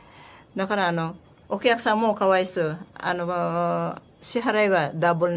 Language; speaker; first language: Japanese; non-native, learner; Filipino